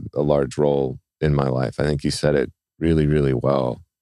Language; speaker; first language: English; native; English